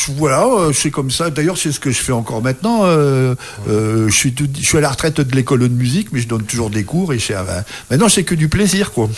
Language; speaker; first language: French; native; French